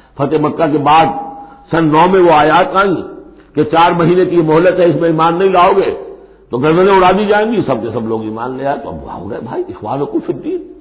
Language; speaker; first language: Urdu; native; Urdu